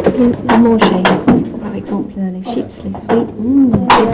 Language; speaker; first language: French; non-native, fluent; English